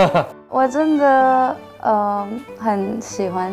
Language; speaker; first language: Chinese; non-native, fluent; Malay